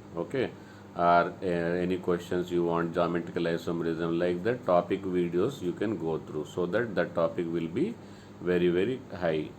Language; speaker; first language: English; non-native, local second language; Telugu